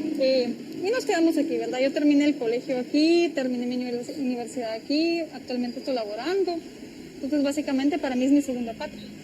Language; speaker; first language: Spanish; early bilingual, other home language; Ukrainian